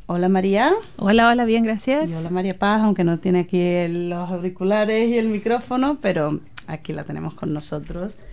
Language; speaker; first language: Spanish; native; Spanish